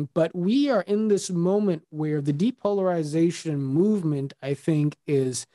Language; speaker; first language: English; native; English